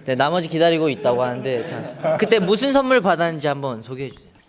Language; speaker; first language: Korean; native; Korean